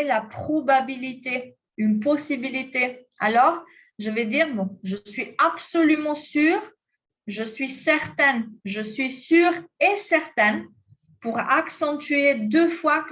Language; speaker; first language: French; non-native, fluent; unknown